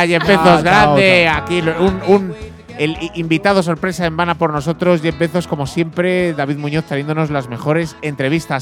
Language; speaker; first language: Spanish; native; Spanish